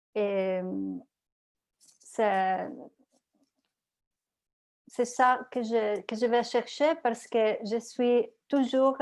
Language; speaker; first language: French; non-native, learner; Italian